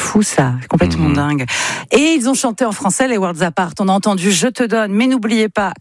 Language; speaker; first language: French; native; French